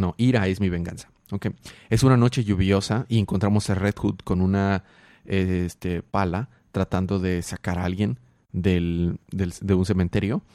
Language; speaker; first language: Spanish; native; Spanish